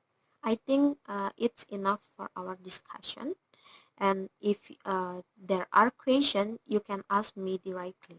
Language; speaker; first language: English; non-native, learner; Indonesian